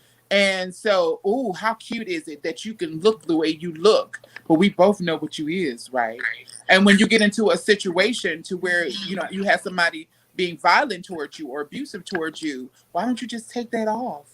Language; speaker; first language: English; native; English